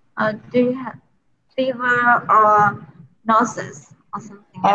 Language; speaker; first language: English; non-native, learner; Vietnamese